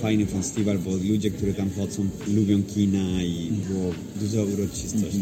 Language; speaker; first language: Polish; non-native, fluent; Spanish